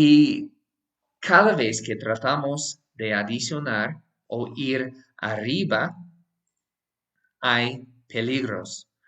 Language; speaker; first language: Spanish; non-native, fluent; English